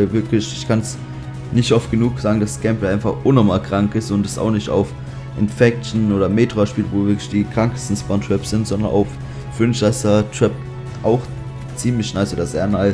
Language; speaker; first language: German; native; German